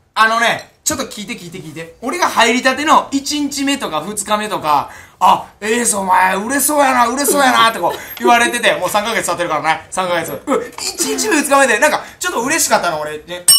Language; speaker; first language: Japanese; native; Japanese